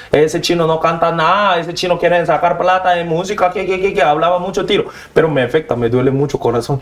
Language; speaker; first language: Spanish; non-native, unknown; Korean